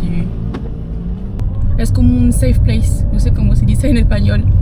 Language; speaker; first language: Spanish; non-native, learner; French